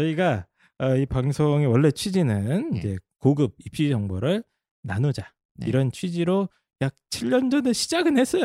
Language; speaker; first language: Korean; native; Korean